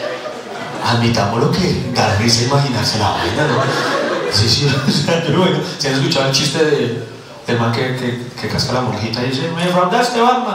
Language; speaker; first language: Spanish; native; Spanish